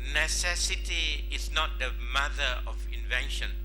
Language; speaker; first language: English; non-native, local second language; Malay